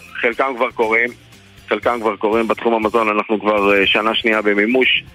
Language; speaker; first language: Hebrew; native; Hebrew